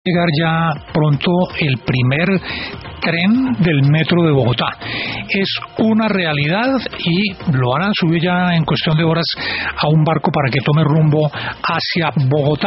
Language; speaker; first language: Spanish; native; Spanish